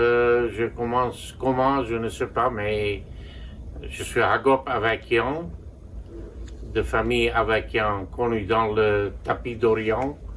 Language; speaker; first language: French; non-native, local second language; Armenian